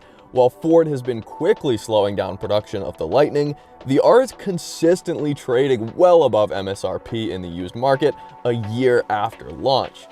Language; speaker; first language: English; native; English